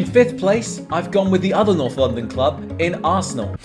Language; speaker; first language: English; native; English